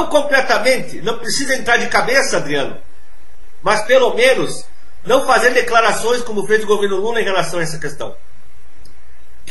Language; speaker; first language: Portuguese; native; Portuguese